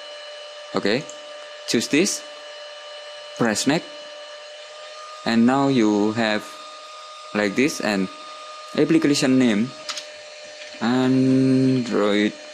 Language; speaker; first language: English; non-native, learner; Indonesian